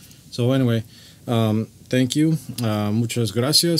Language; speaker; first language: English; native; English